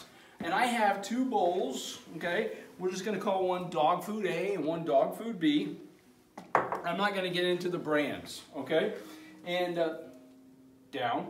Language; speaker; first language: English; native; English